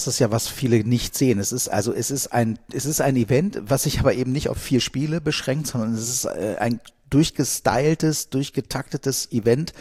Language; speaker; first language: German; native; German